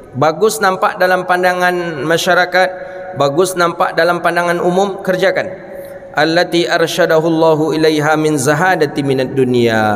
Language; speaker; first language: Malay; non-native, local second language; Minangkabau